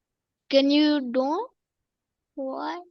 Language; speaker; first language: English; non-native, local second language; Urdu